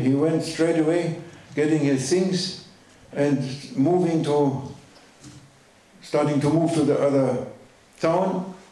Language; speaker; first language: English; non-native, fluent; German